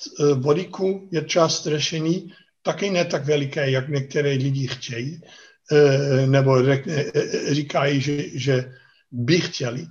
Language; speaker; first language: Czech; non-native, fluent; Dutch